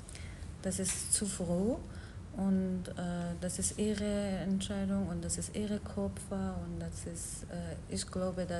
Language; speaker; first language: German; non-native, learner; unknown